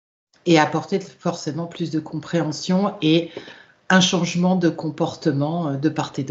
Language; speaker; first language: French; native; French